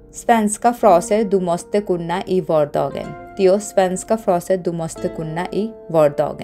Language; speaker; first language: Swedish; non-native, fluent; Bangla